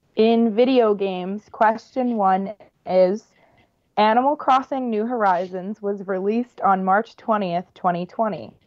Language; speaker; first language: English; native; English